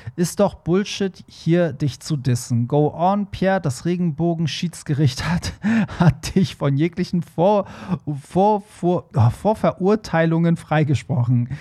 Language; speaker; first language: German; native; German